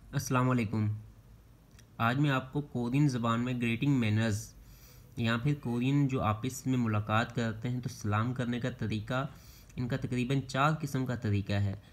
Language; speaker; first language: Urdu; native; Urdu